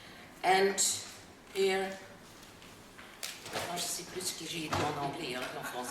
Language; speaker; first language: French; non-native, fluent; Dutch